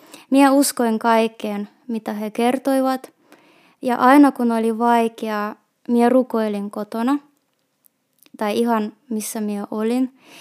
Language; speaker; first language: Finnish; non-native, fluent; Russian